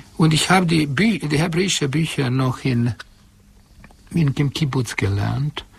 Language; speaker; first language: German; non-native, fluent; Hungarian